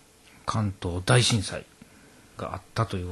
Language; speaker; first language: Japanese; native; Japanese